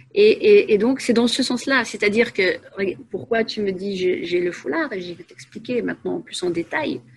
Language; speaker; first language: French; native; French